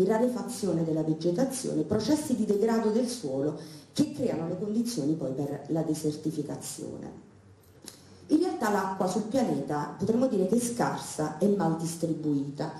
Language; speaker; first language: Italian; native; Italian